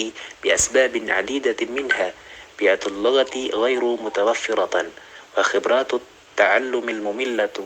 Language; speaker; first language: Arabic; non-native, learner; Indonesian